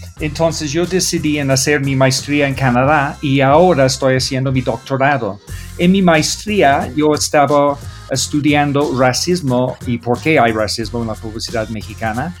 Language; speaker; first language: Spanish; non-native, fluent; English